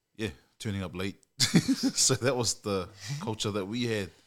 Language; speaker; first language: English; native; English